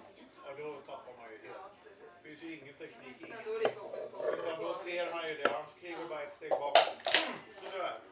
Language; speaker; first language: Swedish; native; Swedish